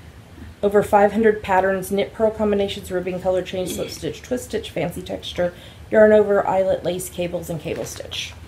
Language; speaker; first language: English; native; English